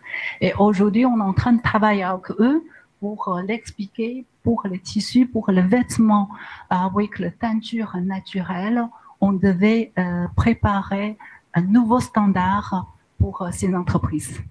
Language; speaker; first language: French; non-native, learner; Chinese